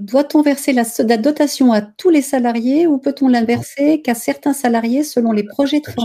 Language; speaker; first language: French; native; French